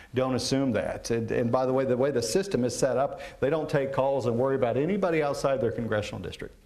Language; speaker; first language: English; native; English